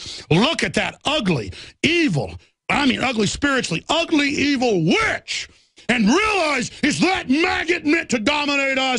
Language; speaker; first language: English; native; English